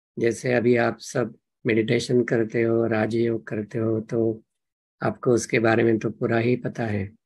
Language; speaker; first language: Hindi; non-native, local second language; Marathi